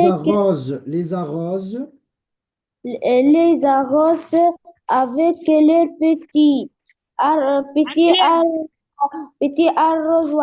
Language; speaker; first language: French; non-native, learner; Arabic